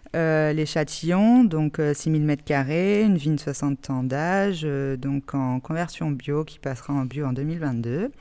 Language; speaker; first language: French; native; French